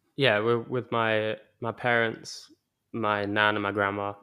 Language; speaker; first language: English; native; English